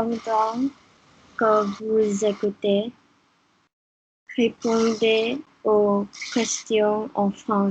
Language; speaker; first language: French; non-native, learner; English